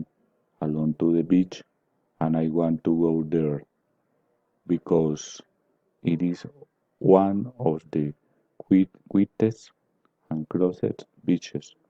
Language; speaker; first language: English; non-native, learner; Spanish